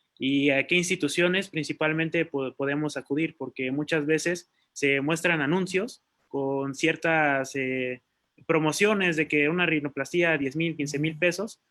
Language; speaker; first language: Spanish; native; Spanish